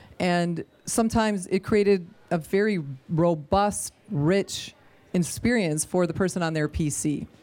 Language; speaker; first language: English; native; English